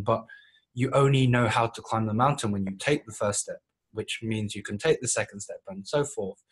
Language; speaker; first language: English; native; English